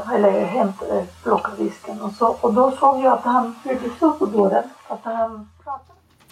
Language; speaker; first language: Swedish; non-native, learner; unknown